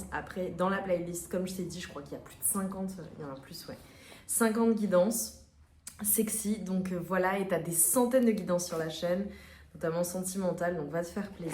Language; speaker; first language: French; native; French